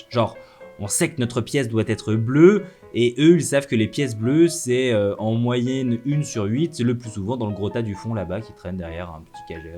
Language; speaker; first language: French; native; French